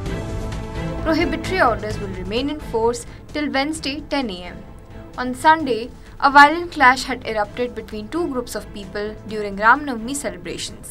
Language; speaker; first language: English; non-native, local second language; Odia